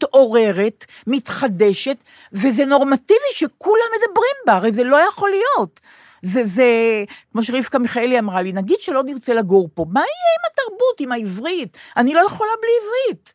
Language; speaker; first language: Hebrew; native; Hebrew